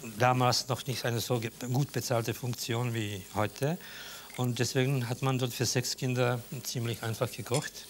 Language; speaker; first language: German; non-native, fluent; Czech